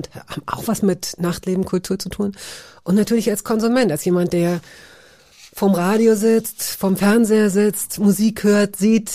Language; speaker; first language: German; native; German